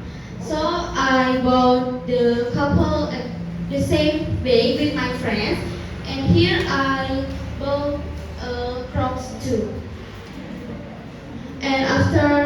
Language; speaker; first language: English; non-native, learner; Indonesian